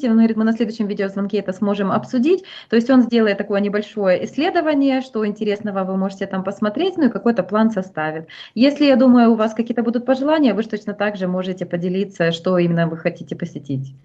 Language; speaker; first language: Russian; native; Russian